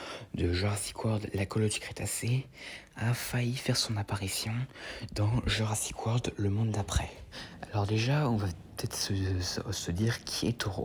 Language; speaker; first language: French; native; French